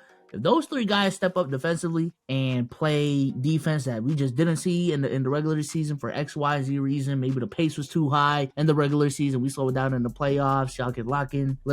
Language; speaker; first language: English; native; English